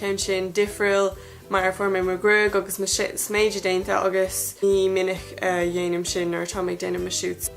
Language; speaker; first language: Irish; non-native, local second language; English